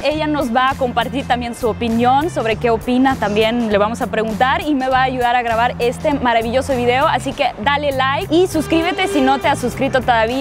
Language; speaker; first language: Spanish; non-native, fluent; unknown